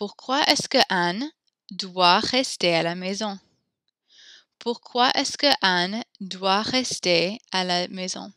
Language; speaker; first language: French; non-native, learner; English